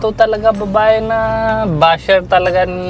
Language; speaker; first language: Filipino; non-native, learner; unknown